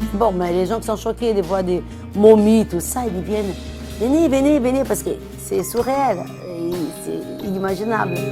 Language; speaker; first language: French; non-native, fluent; Portuguese